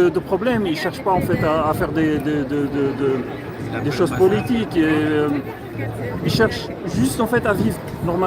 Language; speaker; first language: French; non-native, fluent; Arabic